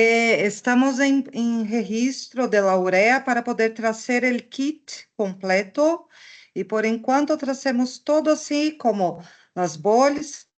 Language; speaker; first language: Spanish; non-native, learner; Portuguese